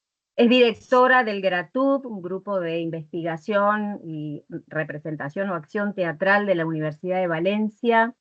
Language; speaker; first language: Spanish; native; Spanish